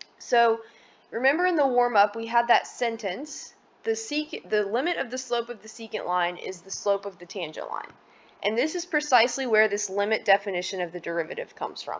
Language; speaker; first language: English; native; English